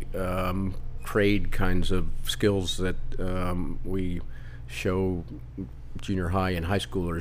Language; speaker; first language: English; native; English